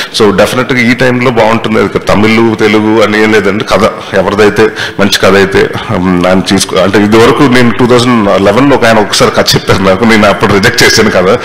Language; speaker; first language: Telugu; native; Telugu